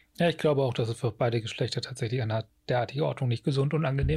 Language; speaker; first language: German; native; German